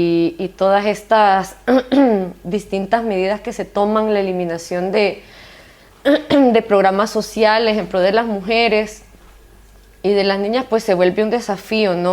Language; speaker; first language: Spanish; native; Spanish